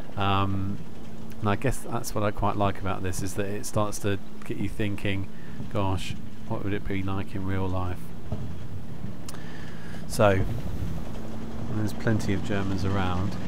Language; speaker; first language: English; native; English